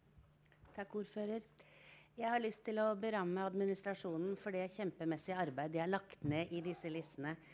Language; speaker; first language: Norwegian; native; Norwegian